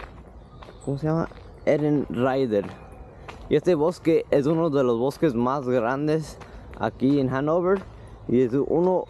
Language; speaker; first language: Spanish; early bilingual, heritage; Spanish